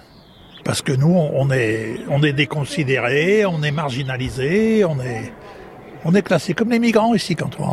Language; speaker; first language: French; native; French